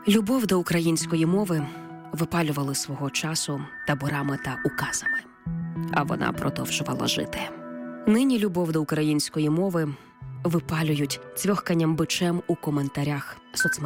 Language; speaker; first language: Ukrainian; native; Ukrainian